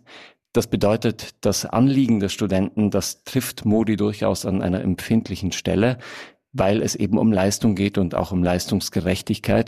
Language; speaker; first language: German; native; German